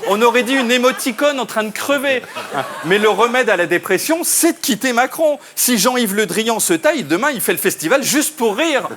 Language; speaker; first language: French; native; French